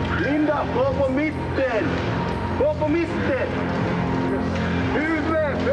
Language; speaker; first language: Swedish; native; Swedish